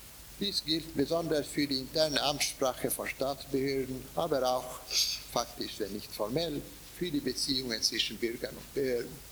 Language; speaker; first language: German; non-native, fluent; Swedish